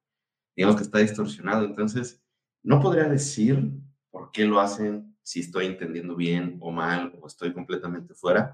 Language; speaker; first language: Spanish; native; Spanish